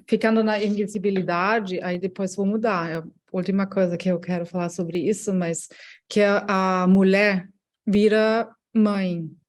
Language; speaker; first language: Portuguese; non-native, fluent; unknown